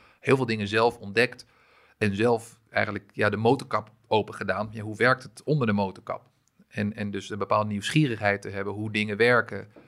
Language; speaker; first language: Dutch; early bilingual, other home language; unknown